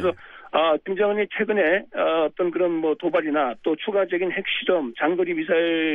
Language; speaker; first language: Korean; native; Korean